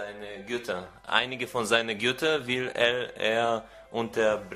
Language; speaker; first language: German; non-native, learner; Bulgarian